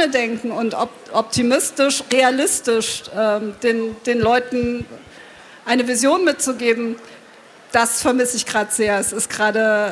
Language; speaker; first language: German; native; German